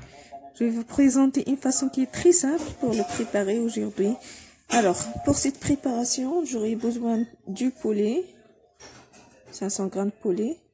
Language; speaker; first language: French; non-native, local second language; Arabic